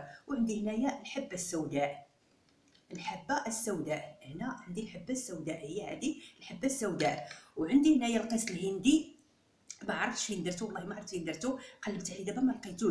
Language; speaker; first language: Arabic; native; Arabic